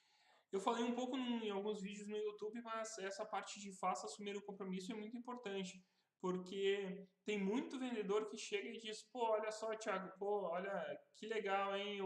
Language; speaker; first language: Portuguese; native; Portuguese